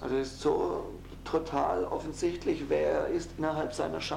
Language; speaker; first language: German; native; German